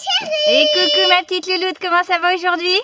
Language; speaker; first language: French; native; French